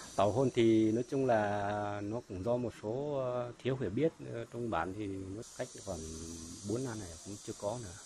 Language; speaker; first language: Vietnamese; non-native, local second language; Hmong